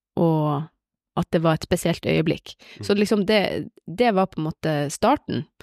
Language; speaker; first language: Norwegian; native; Norwegian